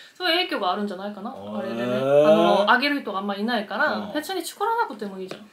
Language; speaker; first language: Japanese; non-native, fluent; Korean